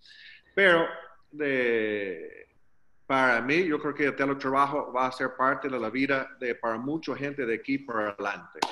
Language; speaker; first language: Spanish; non-native, learner; English